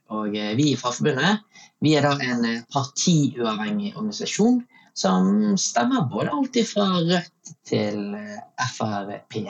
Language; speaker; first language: Norwegian; early bilingual, other home language; Tamil